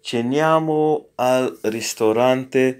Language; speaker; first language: Italian; non-native, learner; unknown